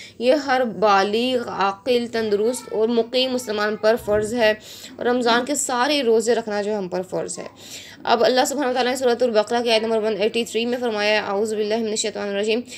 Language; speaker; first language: Urdu; native; Urdu